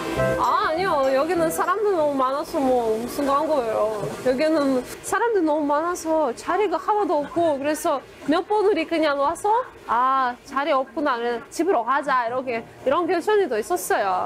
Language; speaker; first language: Korean; non-native, fluent; Russian